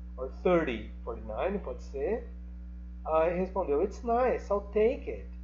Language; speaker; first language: English; non-native, fluent; Portuguese